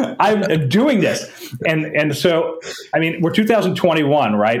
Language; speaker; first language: English; non-native, fluent; French